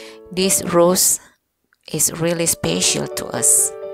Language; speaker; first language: English; non-native, learner; Indonesian